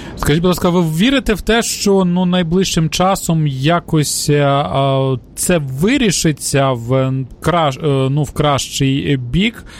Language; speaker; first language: Ukrainian; native; Ukrainian